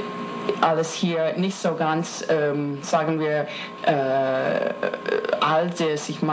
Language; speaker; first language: German; non-native, fluent; English